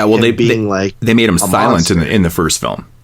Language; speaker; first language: English; native; English